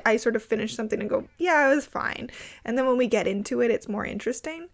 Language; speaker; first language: English; native; English